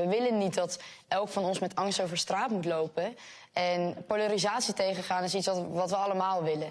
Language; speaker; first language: Dutch; native; Dutch